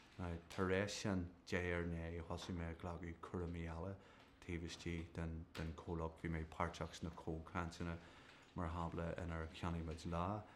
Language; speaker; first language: Irish; non-native, local second language; English